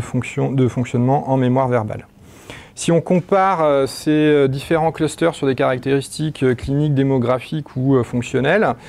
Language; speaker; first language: French; native; French